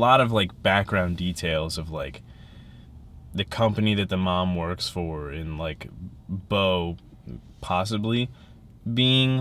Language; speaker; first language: English; native; English